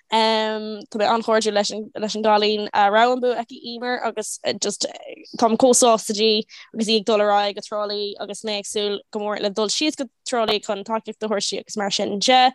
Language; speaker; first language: Irish; non-native, local second language; English